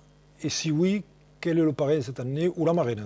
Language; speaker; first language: French; native; French